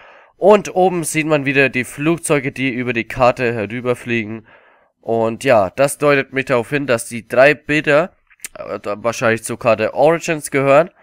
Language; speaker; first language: German; native; German